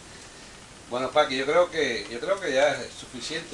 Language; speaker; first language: Spanish; native; Spanish